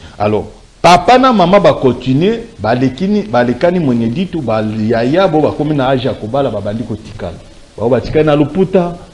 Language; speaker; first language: Lingala; non-native, local second language; Luba-Lulua